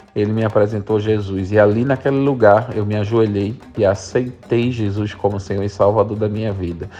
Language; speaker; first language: Portuguese; native; Portuguese